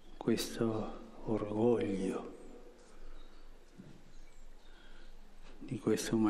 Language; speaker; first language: Italian; non-native, fluent; Spanish